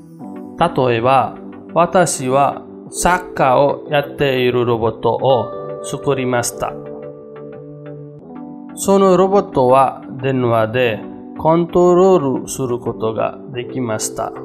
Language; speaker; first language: Japanese; non-native, learner; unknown